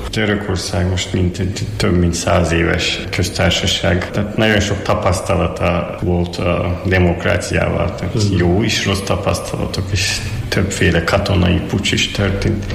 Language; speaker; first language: Hungarian; non-native, fluent; Turkish